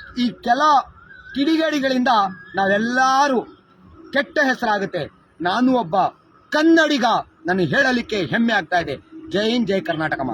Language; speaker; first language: Kannada; non-native, local second language; Urdu